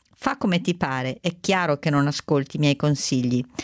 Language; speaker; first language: Italian; native; Italian